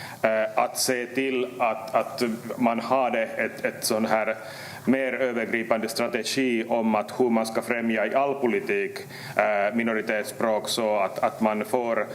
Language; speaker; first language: Swedish; native; Swedish